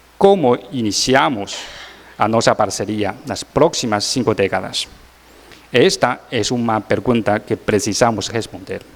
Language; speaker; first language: Portuguese; non-native, learner; Chinese